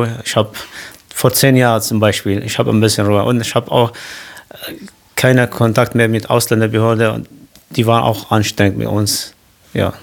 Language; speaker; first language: German; non-native, learner; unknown